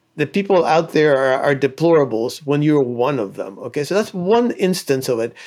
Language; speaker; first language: English; early bilingual, other home language; Spanish